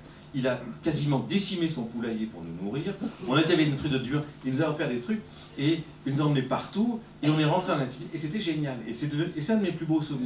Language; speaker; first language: French; native; French